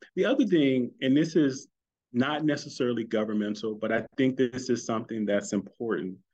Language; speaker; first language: English; native; English